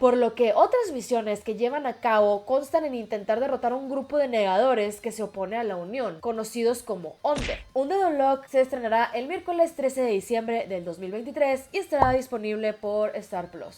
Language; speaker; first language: Spanish; native; Spanish